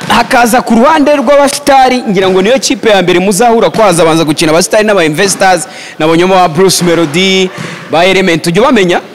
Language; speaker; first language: Kinyarwanda; native; Kinyarwanda